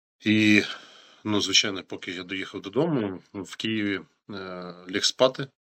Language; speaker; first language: Ukrainian; native; Ukrainian